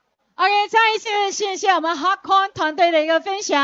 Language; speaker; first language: Chinese; native; Chinese